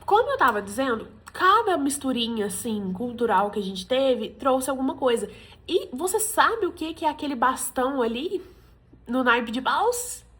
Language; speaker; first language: Portuguese; native; Portuguese